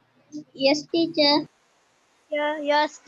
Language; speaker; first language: English; non-native, learner; Sinhala